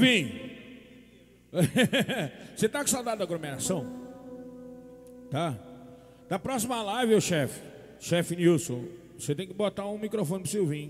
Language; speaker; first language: Portuguese; native; Portuguese